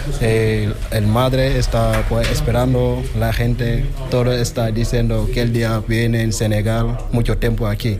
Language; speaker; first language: Spanish; non-native, learner; Wolof